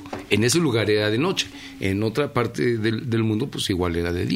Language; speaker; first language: Spanish; native; Spanish